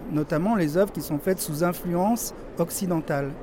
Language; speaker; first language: French; native; French